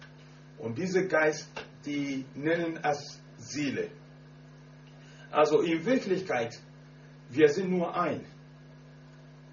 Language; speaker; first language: German; non-native, learner; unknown